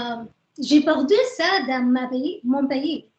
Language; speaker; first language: French; non-native, learner; Arabic